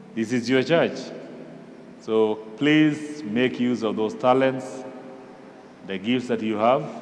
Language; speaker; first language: English; non-native, local second language; Kikuyu